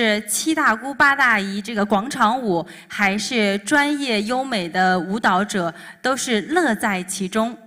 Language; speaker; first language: Chinese; native; Chinese